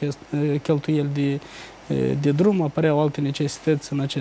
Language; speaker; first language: Romanian; native; Romanian